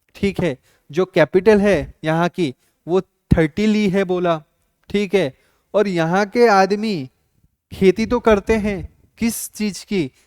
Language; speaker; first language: Hindi; non-native, local second language; Assamese